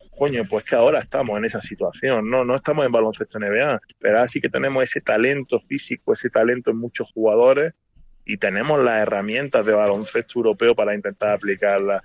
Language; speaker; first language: Spanish; native; Spanish